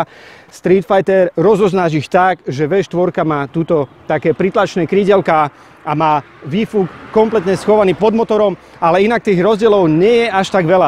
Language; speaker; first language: Slovak; native; Slovak